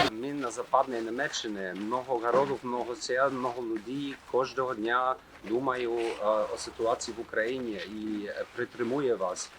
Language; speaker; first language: Ukrainian; non-native, learner; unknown